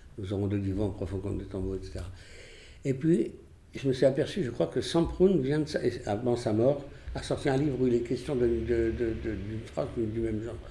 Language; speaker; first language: French; early bilingual, other home language; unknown